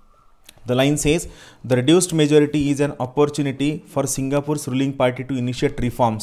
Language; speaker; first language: English; non-native, local second language; Marathi